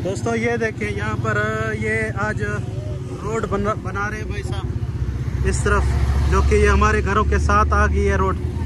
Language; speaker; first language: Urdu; non-native, local second language; Saraiki